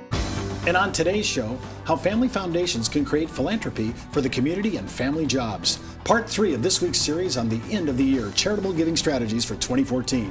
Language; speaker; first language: English; native; English